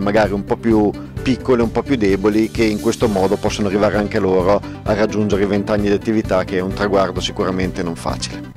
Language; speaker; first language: Italian; native; Italian